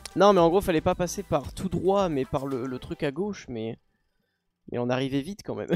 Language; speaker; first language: French; native; French